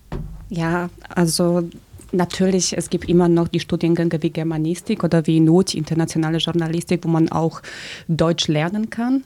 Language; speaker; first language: German; early bilingual, other home language; Polish